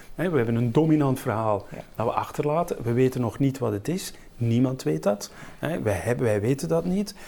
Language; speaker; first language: Dutch; native; Dutch